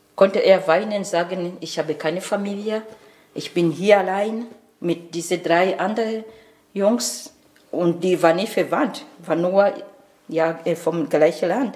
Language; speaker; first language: German; non-native, learner; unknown